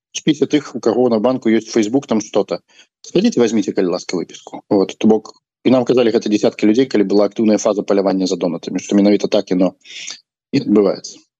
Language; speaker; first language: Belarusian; non-native, local second language; Russian